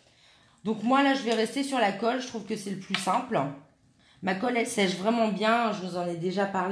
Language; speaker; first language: French; native; French